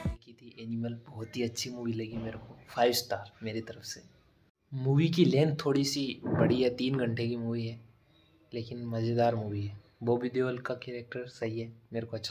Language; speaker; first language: Hindi; native; Hindi